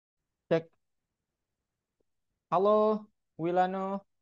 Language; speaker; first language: Indonesian; native; Indonesian